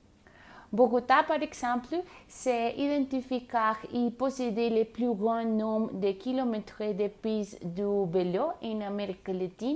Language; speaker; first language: French; non-native, learner; Spanish